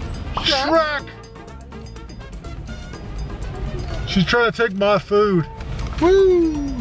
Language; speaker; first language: English; native; English